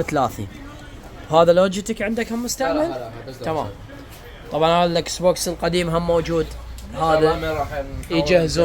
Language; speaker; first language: Arabic; native; Arabic